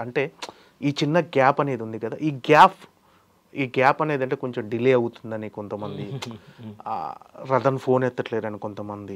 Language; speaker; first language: Telugu; native; Telugu